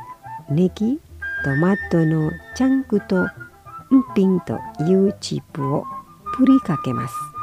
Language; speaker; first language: Japanese; non-native, fluent; Indonesian